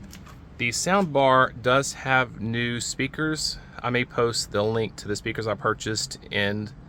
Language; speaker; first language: English; native; English